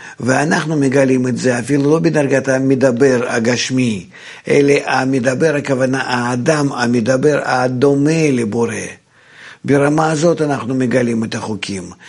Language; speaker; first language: Hebrew; non-native, fluent; Russian